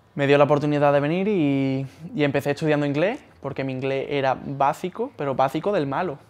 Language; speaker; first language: Spanish; native; Spanish